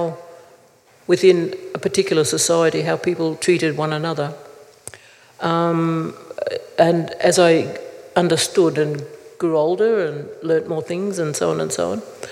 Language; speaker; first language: English; native; English